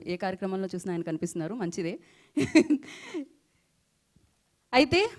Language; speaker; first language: Telugu; native; Telugu